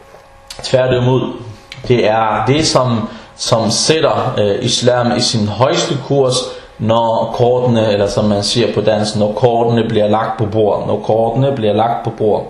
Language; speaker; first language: Danish; early bilingual, other home language; Arabic